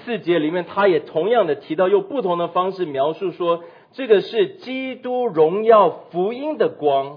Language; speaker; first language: Chinese; native; Chinese